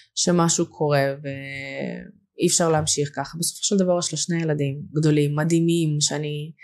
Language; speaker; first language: Hebrew; early bilingual, other home language; Russian